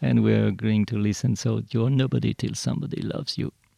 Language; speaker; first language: English; non-native, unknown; French